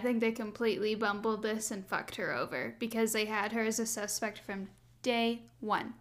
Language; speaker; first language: English; native; English